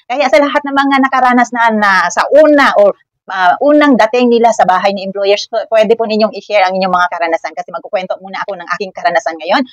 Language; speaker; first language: Filipino; native; Filipino